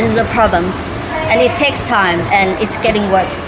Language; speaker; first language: English; non-native, learner; Thai